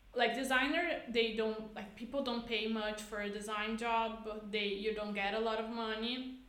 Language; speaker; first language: English; non-native, fluent; Portuguese